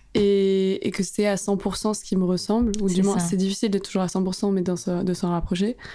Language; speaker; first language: French; native; French